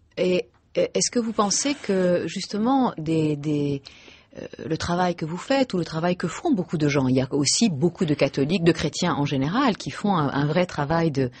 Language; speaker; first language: French; native; French